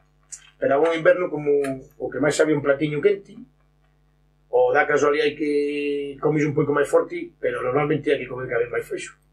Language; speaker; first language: Spanish; non-native, local second language; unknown